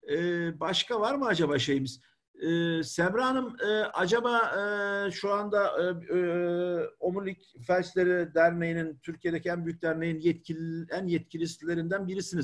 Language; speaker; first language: Turkish; native; Turkish